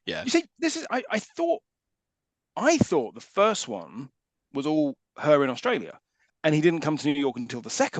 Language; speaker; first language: English; native; English